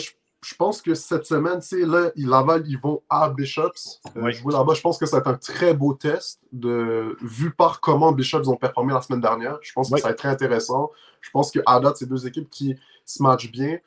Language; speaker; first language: French; native; French